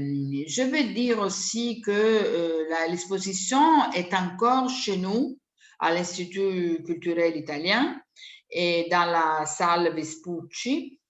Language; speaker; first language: French; non-native, fluent; Italian